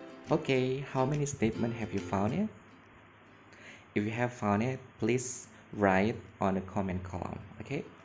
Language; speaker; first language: English; non-native, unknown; Indonesian